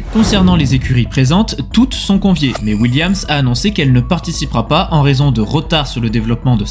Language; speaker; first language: French; native; French